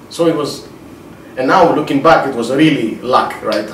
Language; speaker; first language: English; non-native, fluent; Greek